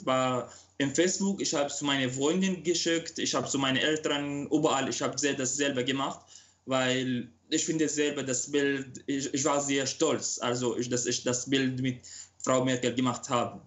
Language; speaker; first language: German; non-native, local second language; Arabic